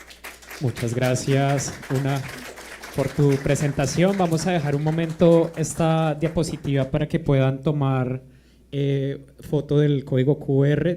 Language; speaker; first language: Spanish; native; Spanish